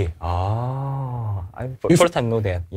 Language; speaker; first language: English; non-native, learner; Korean